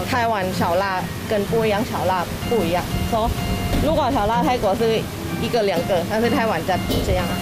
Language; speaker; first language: Chinese; non-native, learner; Thai